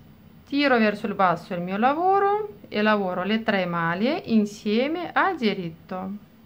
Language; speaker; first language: Italian; non-native, fluent; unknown